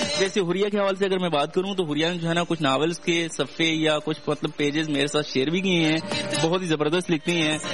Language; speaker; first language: Urdu; non-native, local second language; Pashto